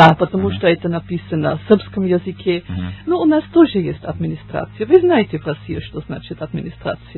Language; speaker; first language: Russian; non-native, learner; German